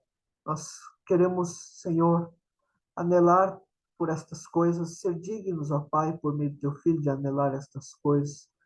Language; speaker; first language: Portuguese; native; Portuguese